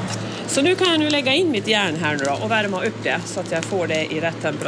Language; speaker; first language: Swedish; native; Swedish